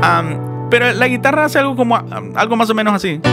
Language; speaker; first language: Spanish; native; Spanish